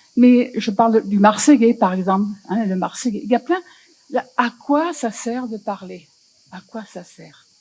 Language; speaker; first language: French; native; French